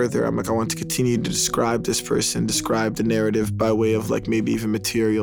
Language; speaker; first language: English; native; English